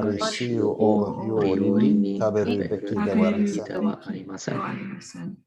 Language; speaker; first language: Japanese; non-native, learner; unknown